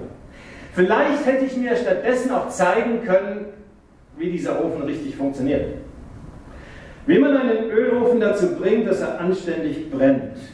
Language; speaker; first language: German; native; German